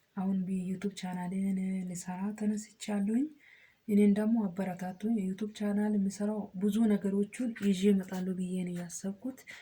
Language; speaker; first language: Amharic; non-native, local second language; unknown